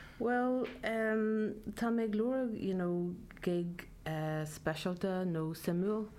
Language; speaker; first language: Irish; non-native, local second language; English